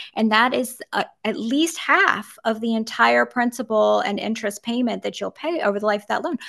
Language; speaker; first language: English; native; English